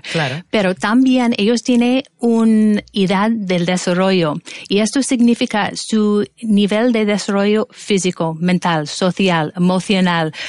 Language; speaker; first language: Spanish; non-native, fluent; English